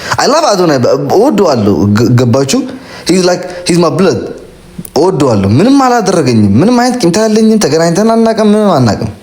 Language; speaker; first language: Amharic; non-native, local second language; Tigrinya